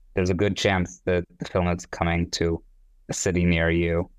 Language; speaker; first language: English; non-native, fluent; Hebrew